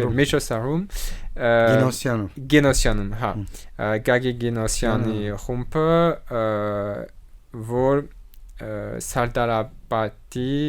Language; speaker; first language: Armenian; non-native, learner; French